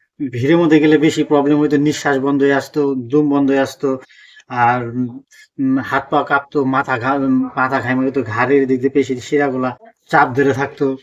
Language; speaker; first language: Bangla; native; Bangla